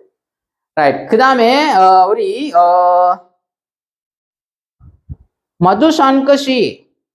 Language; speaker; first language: Korean; non-native, fluent; Sinhala